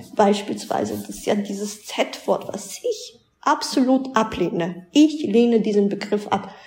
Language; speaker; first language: German; early bilingual, other home language; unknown